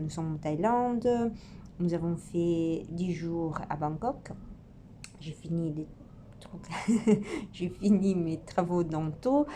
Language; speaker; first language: French; non-native, fluent; Italian